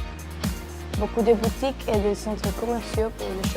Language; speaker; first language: French; non-native, fluent; Spanish